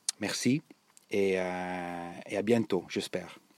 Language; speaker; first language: French; non-native, learner; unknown